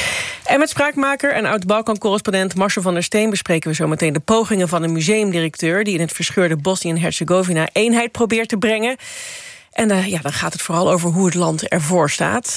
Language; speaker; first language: Dutch; native; Dutch